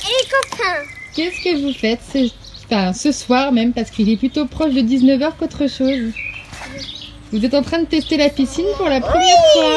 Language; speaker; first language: French; native; French